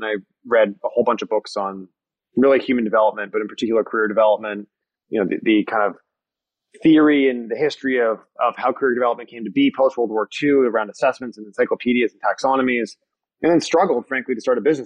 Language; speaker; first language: English; native; English